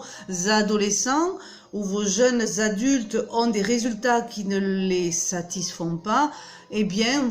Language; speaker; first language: French; native; French